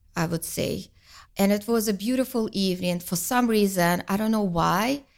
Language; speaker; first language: English; non-native, fluent; Russian